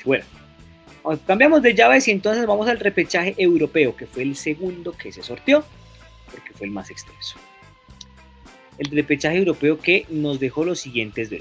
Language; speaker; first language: Spanish; native; Spanish